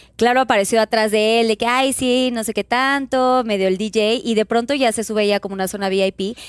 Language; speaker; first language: Spanish; native; Spanish